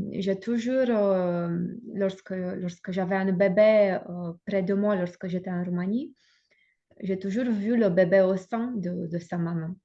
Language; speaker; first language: French; non-native, fluent; Romanian